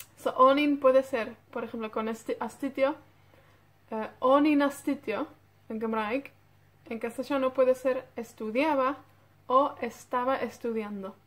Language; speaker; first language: Spanish; non-native, fluent; Welsh